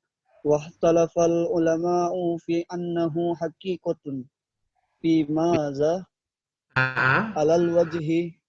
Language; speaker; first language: Arabic; non-native, learner; Indonesian